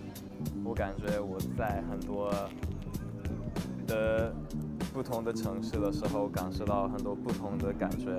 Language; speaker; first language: Chinese; non-native, fluent; English